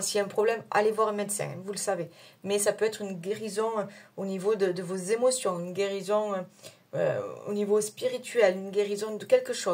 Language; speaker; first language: French; native; French